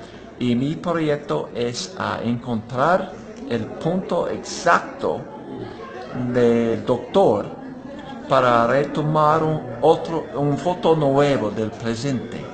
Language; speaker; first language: Spanish; non-native, fluent; English